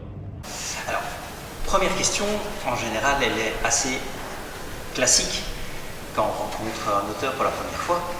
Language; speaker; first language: French; native; French